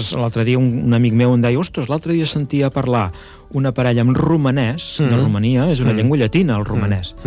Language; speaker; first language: Catalan; native; Catalan